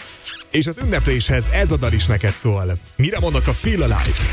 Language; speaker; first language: Hungarian; native; Hungarian